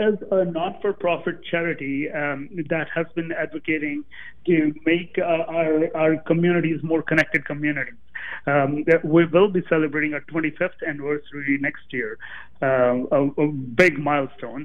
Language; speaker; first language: English; non-native, local second language; Punjabi